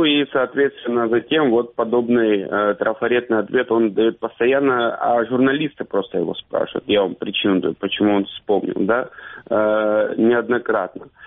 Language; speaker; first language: Russian; native; Russian